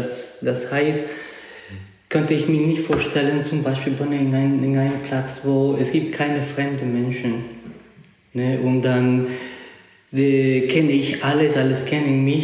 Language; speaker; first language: German; non-native, learner; Spanish